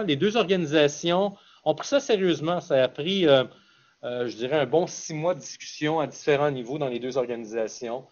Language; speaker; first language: French; native; French